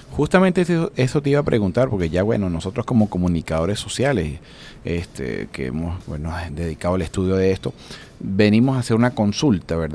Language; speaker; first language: Spanish; native; Spanish